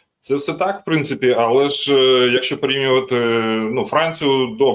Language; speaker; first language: Ukrainian; non-native, fluent; German